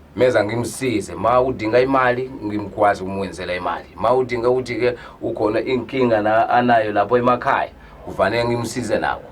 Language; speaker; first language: Zulu; native; Zulu